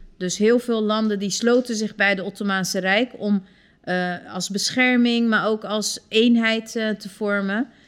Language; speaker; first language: Dutch; early bilingual, other home language; Turkish